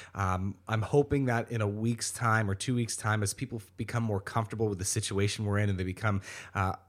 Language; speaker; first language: English; native; English